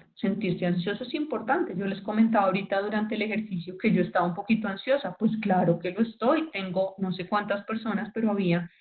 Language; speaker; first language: Spanish; native; Spanish